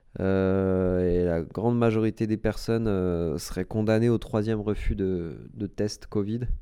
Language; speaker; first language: French; native; French